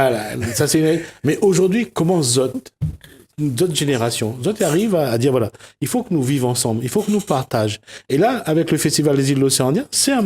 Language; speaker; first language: French; non-native, local second language; Réunion Creole French